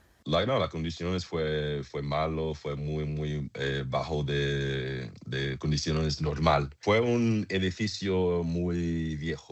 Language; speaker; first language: Spanish; non-native, learner; English